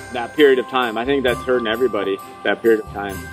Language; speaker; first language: English; native; English